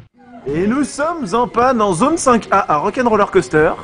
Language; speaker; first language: French; native; French